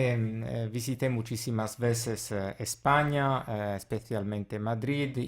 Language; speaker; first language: Spanish; non-native, fluent; Italian